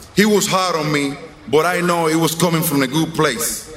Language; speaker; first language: English; non-native, fluent; Spanish